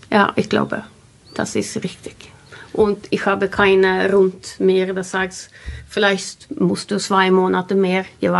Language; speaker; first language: German; non-native, learner; Swedish